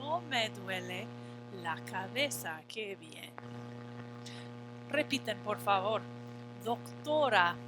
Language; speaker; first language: Spanish; non-native, fluent; English